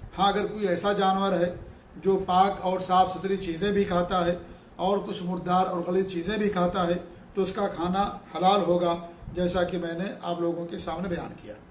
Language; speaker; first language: Urdu; native; Urdu